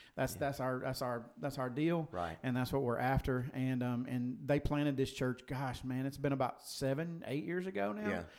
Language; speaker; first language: English; native; English